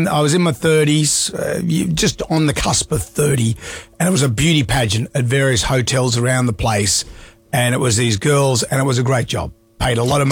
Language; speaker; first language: English; native; English